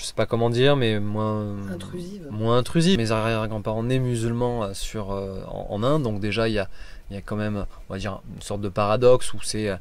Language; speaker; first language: French; native; French